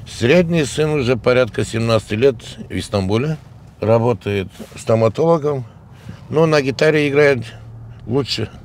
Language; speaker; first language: Russian; non-native, local second language; Gagauz